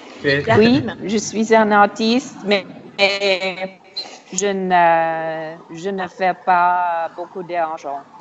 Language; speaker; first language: French; non-native, learner; English